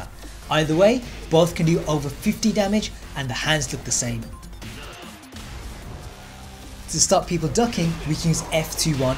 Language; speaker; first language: English; native; English